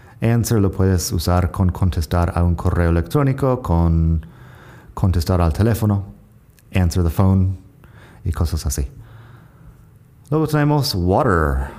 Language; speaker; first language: Spanish; non-native, fluent; English